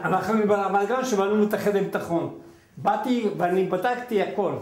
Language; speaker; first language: Hebrew; non-native, fluent; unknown